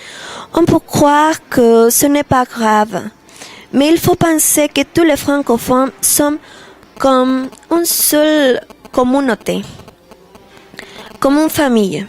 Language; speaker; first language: French; non-native, learner; Spanish